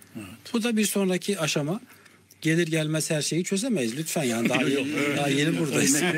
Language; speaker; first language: Turkish; native; Turkish